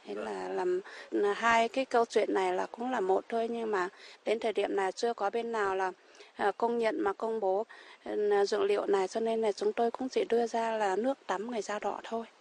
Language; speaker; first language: Vietnamese; non-native, local second language; Iu Mien